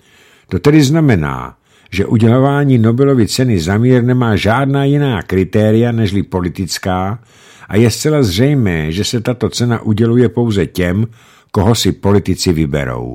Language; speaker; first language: Czech; native; Czech